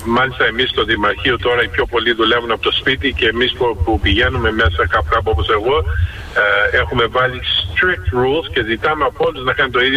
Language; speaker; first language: Greek; early bilingual, heritage; Greek